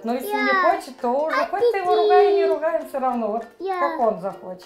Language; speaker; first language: Russian; native; Russian